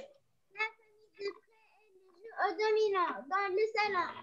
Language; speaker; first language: French; non-native, learner; Arabic